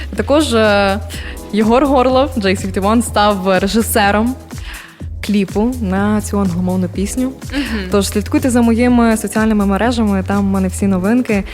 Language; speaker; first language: Ukrainian; native; Ukrainian